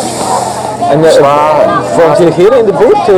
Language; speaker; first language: Dutch; non-native, learner; Polish